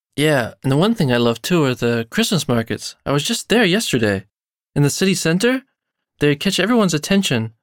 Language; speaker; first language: English; native; English